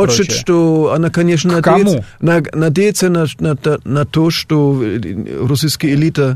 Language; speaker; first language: Russian; non-native, fluent; German